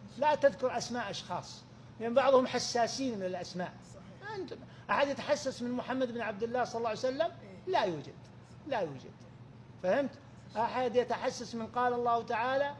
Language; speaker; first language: Arabic; native; Arabic